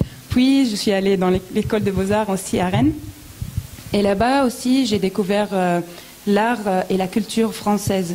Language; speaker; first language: French; non-native, fluent; Arabic